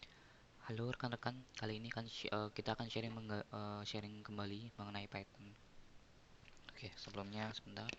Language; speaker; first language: Indonesian; native; Indonesian